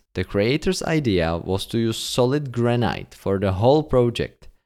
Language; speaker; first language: English; non-native, fluent; Czech